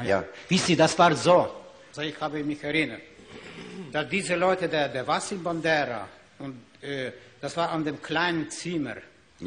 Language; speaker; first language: German; non-native, learner; Ukrainian